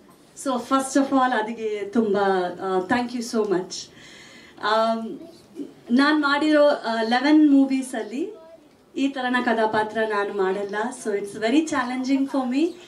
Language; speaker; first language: Kannada; non-native, local second language; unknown